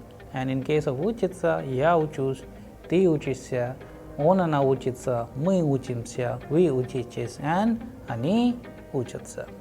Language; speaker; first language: Russian; non-native, fluent; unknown